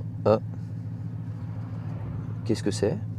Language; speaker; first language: French; native; French